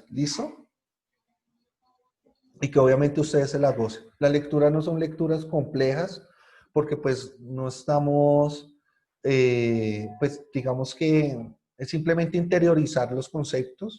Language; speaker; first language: Spanish; native; Spanish